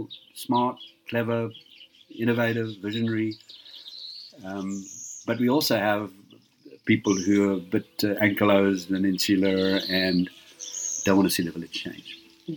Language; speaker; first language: English; native; English